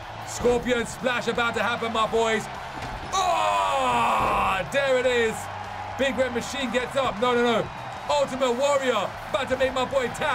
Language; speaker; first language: English; native; English